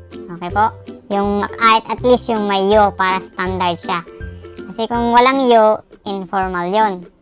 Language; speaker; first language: Filipino; non-native, local second language; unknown